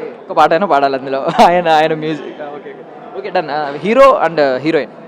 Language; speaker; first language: Telugu; native; Telugu